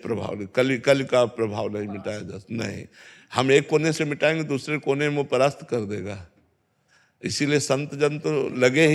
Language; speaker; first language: Hindi; native; Hindi